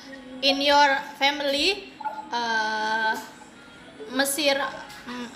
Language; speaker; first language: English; non-native, learner; Indonesian